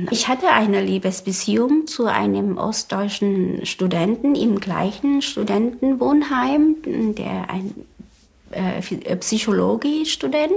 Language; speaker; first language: German; non-native, fluent; Vietnamese